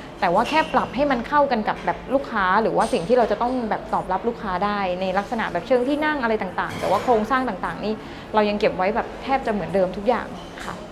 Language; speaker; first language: Thai; native; Thai